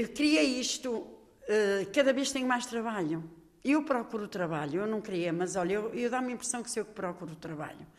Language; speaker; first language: Portuguese; native; Portuguese